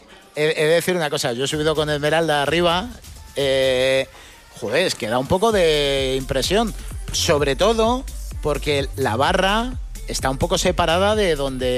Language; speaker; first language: Spanish; native; Spanish